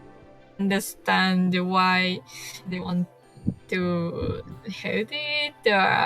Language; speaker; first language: English; non-native, learner; Japanese